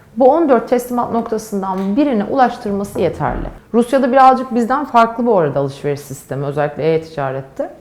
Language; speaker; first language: Turkish; native; Turkish